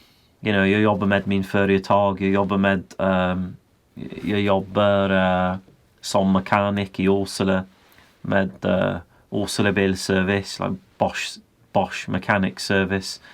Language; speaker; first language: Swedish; non-native, learner; English